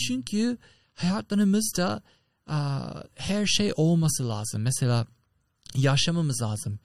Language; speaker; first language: Turkish; non-native, learner; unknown